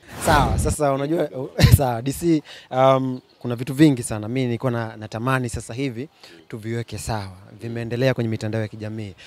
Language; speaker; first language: Swahili; native; Swahili